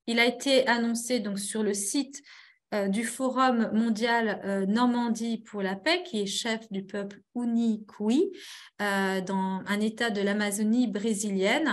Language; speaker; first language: French; native; French